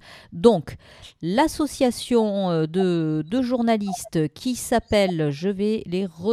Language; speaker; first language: French; native; French